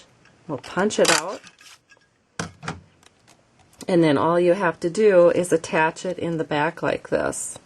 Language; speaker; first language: English; native; English